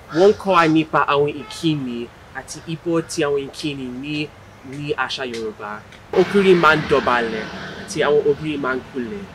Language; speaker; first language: Yoruba; early bilingual, heritage; Yoruba